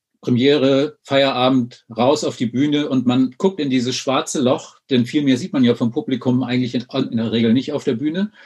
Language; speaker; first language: German; native; German